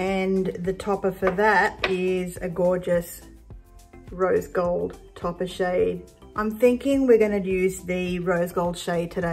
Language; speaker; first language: English; native; English